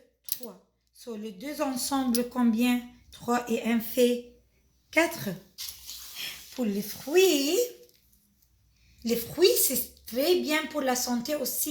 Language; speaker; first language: French; non-native, fluent; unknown